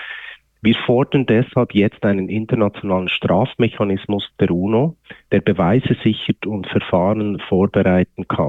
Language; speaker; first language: German; native; German